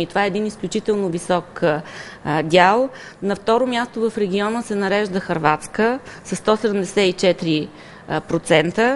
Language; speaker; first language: Bulgarian; native; Bulgarian